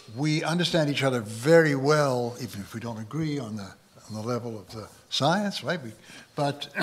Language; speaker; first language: English; native; English